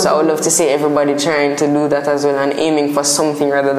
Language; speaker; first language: English; non-native, local second language; Jamaican Creole English